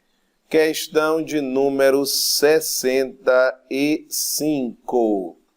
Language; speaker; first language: Portuguese; native; Portuguese